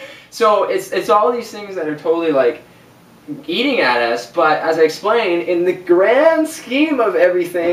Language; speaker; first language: English; native; English